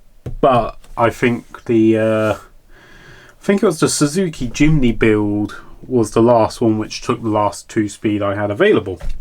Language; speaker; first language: English; native; English